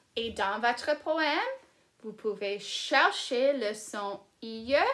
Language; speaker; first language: French; non-native, fluent; English